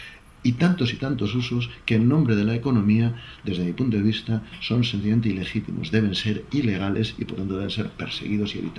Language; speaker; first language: Spanish; native; Spanish